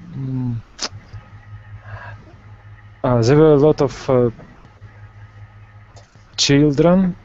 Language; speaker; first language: English; non-native, learner; Russian